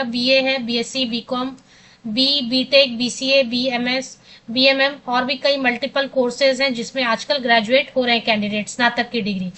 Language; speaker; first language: Hindi; native; Hindi